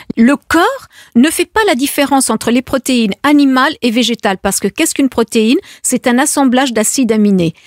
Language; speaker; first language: French; native; French